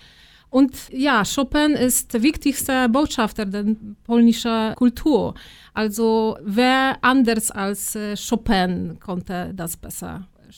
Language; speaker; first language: German; non-native, fluent; Polish